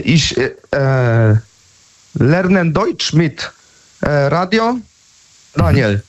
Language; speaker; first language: German; non-native, learner; Polish